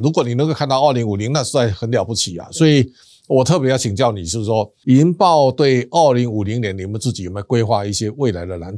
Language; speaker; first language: Chinese; native; Chinese